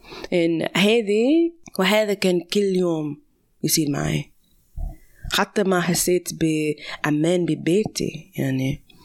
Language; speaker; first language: Arabic; non-native, fluent; English